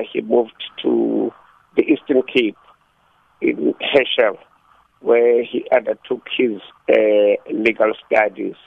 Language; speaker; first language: English; non-native, local second language; Xhosa